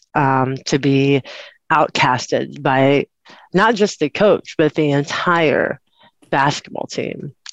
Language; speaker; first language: English; native; English